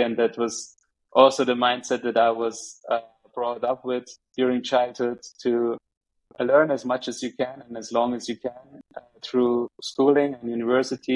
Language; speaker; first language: English; non-native, fluent; German